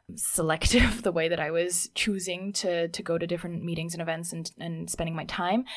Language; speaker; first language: English; native; English